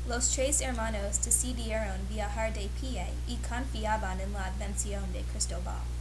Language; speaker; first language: Spanish; non-native, learner; English